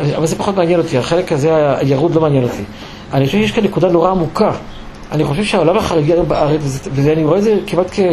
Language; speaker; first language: Hebrew; non-native, fluent; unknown